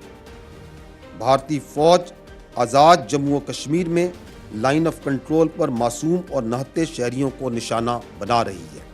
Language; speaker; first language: Urdu; native; Urdu